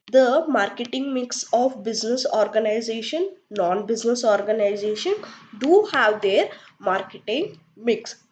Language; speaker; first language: English; non-native, local second language; Kannada